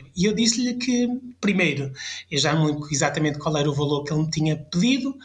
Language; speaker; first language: Portuguese; early bilingual, other home language; French